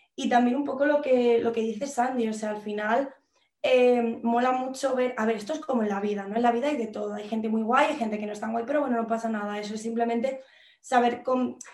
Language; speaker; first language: Spanish; native; Spanish